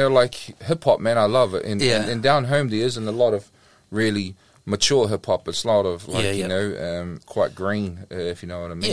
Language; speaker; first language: English; native; English